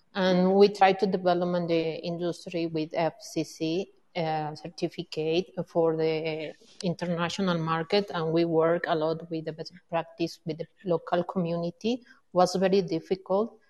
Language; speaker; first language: English; non-native, learner; Spanish